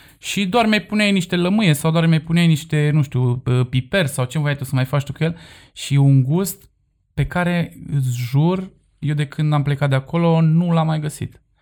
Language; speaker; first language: Romanian; native; Romanian